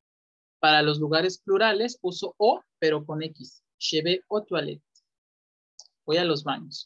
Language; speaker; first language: Spanish; native; Spanish